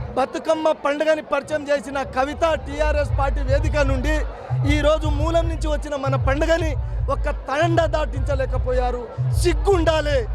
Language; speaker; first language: Telugu; non-native, local second language; Lambadi